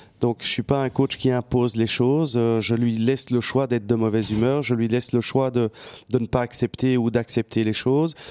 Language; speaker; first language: French; native; French